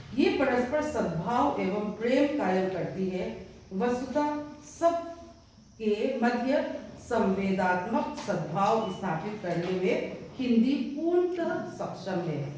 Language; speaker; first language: Hindi; non-native, local second language; Mizo